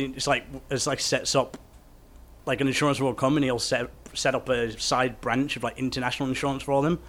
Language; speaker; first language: English; native; English